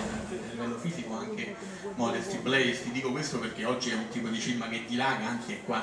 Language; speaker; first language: Italian; native; Italian